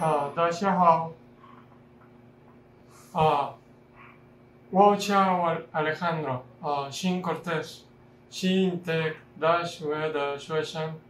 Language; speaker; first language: Chinese; non-native, learner; Spanish